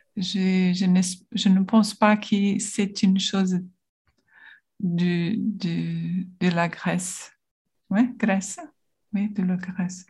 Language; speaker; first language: French; non-native, learner; Portuguese